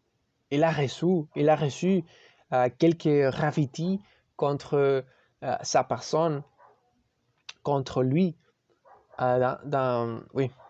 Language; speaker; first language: French; non-native, learner; Spanish